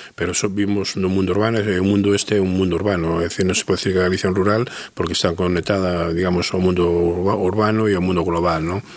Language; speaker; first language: Galician; native; Galician